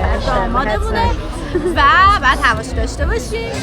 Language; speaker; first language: Persian; native; Persian